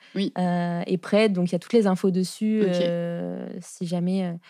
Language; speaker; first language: French; native; French